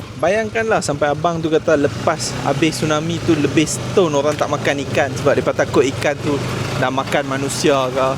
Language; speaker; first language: Malay; native; Malay